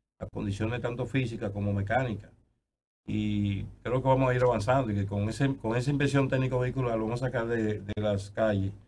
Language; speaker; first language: Spanish; native; Spanish